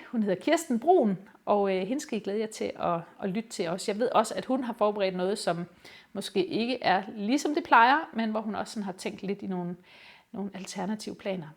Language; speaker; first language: Danish; native; Danish